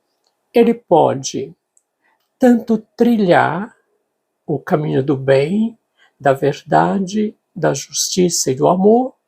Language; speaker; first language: Portuguese; native; Portuguese